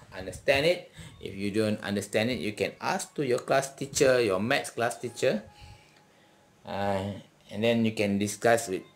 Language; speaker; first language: English; non-native, local second language; Malay